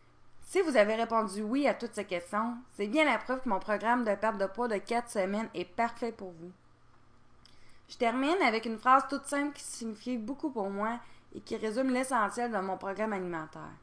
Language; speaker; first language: French; native; French